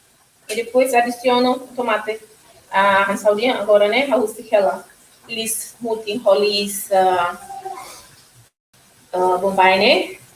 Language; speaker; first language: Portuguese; non-native, local second language; Tetum